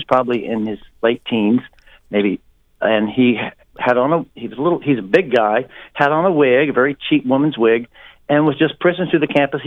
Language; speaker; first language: English; native; English